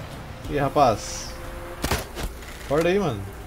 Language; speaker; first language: Portuguese; native; Portuguese